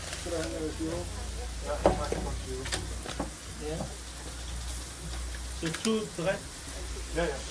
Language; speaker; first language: Danish; non-native, fluent; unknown